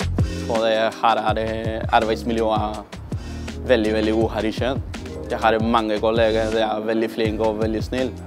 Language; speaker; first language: Norwegian; non-native, learner; Spanish